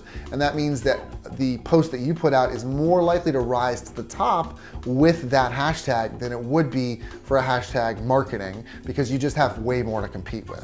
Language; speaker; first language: English; native; English